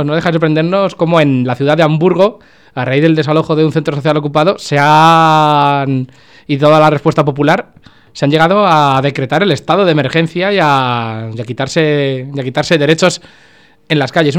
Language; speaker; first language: Spanish; native; Spanish